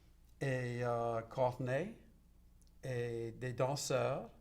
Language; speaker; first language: French; non-native, local second language; English